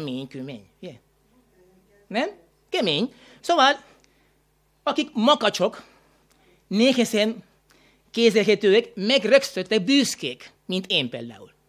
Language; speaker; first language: Hungarian; non-native, learner; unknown